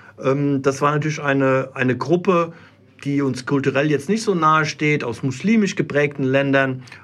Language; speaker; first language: German; native; German